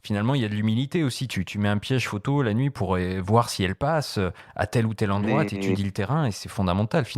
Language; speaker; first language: French; native; French